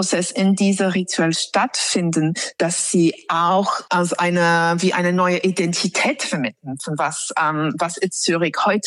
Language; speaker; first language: German; non-native, fluent; English